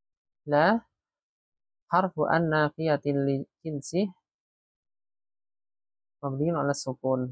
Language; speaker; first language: Arabic; non-native, fluent; Indonesian